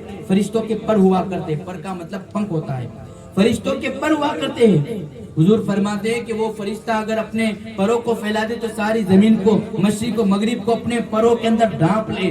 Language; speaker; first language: Urdu; native; Urdu